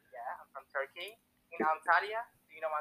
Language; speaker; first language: English; non-native, learner; Turkish